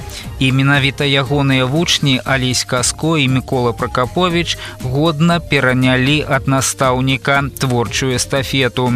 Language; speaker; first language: Belarusian; native; Belarusian